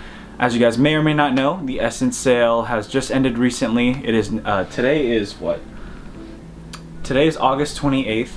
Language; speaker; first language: English; native; English